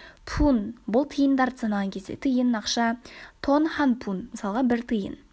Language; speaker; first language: Kazakh; non-native, learner; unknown